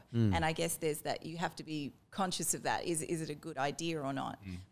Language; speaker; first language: English; native; English